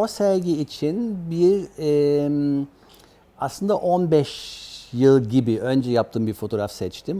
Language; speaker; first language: Turkish; early bilingual, other home language; German